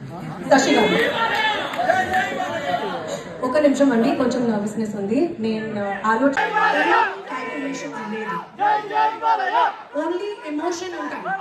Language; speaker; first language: Telugu; non-native, learner; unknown